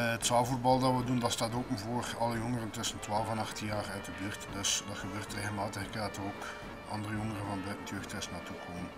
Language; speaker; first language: Dutch; native; Dutch